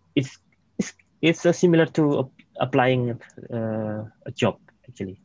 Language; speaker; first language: English; non-native, fluent; Indonesian